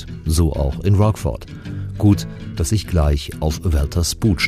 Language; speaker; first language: German; native; German